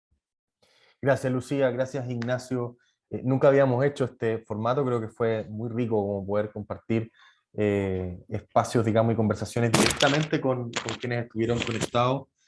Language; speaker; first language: Spanish; native; Spanish